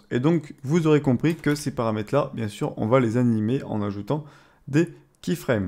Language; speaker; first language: French; native; French